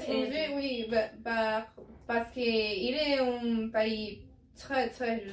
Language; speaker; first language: French; non-native, learner; Spanish